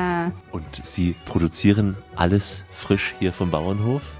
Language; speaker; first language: German; native; German